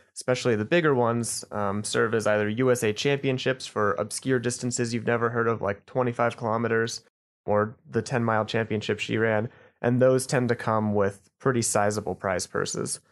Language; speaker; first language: English; native; English